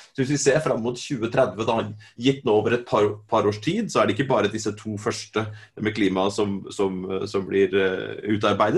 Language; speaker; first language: Norwegian; native; Norwegian